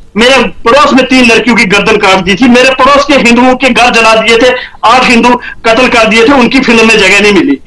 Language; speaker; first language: Hindi; non-native, local second language; Kashmiri